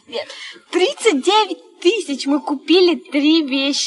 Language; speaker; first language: Russian; native; Russian